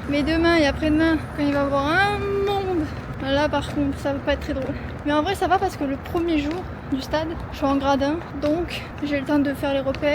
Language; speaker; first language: French; native; French